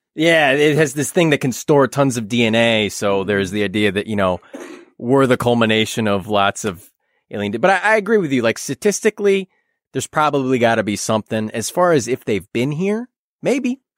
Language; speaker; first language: English; native; English